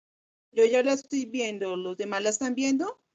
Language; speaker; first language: Spanish; native; Spanish